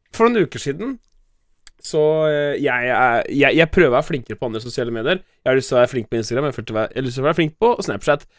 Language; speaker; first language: Norwegian; native; Norwegian